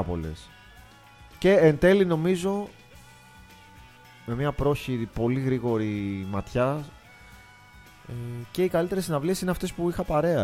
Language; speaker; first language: Greek; native; Greek